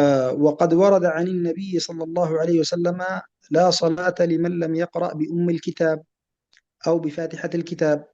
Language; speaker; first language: Arabic; native; Arabic